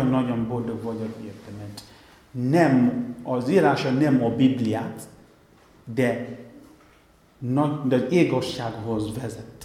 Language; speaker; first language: Hungarian; non-native, fluent; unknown